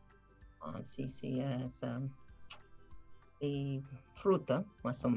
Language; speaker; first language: Spanish; non-native, fluent; English